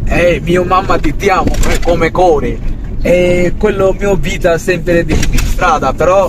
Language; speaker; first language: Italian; non-native, learner; Bangla